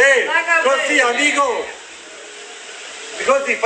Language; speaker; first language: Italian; non-native, fluent; Albanian